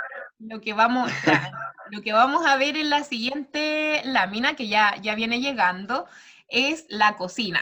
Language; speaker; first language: Spanish; native; Spanish